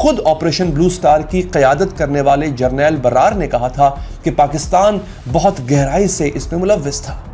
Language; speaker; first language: Urdu; native; Urdu